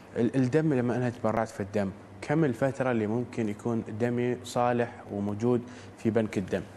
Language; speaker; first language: Arabic; native; Arabic